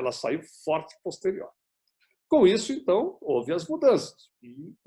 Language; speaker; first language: Portuguese; native; Portuguese